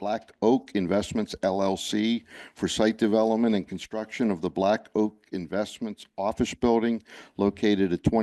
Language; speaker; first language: English; native; English